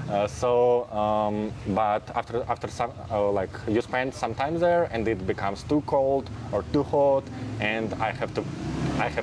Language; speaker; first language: English; non-native, fluent; Russian